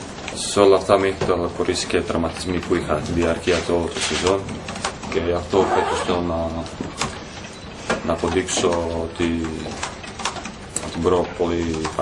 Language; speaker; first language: Greek; non-native, fluent; Croatian